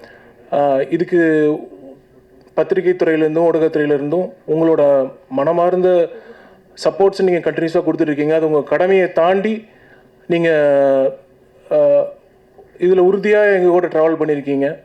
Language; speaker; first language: Tamil; native; Tamil